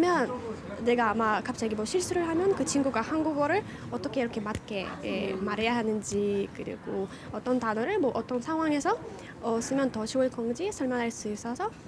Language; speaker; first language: Korean; non-native, fluent; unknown